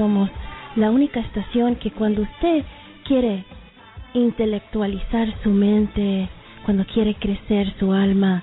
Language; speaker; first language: Spanish; early bilingual, heritage; Spanish